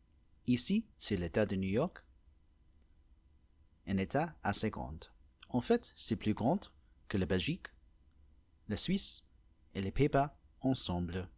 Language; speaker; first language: French; non-native, learner; English